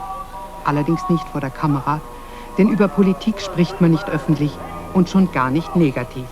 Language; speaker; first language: German; native; German